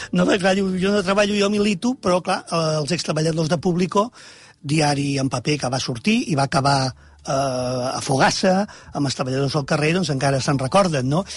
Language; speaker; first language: Catalan; native; Catalan